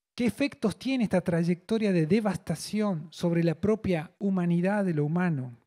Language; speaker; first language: Spanish; native; Spanish